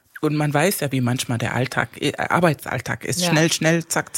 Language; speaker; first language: German; non-native, fluent; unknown